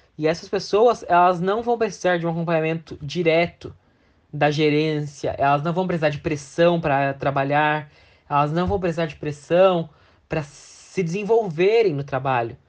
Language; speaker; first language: Portuguese; native; Portuguese